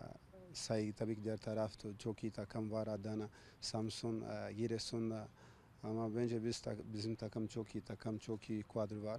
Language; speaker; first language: Turkish; non-native, learner; Portuguese